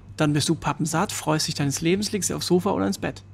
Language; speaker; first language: German; native; German